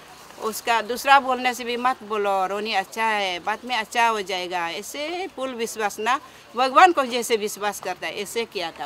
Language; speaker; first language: Hindi; non-native, local second language; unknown